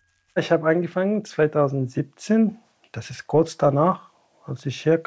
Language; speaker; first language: German; non-native, fluent; Tamasheq